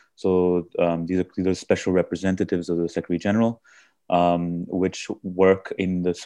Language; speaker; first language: English; early bilingual, heritage; German